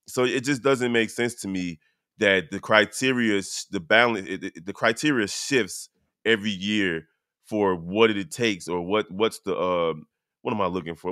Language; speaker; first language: English; native; English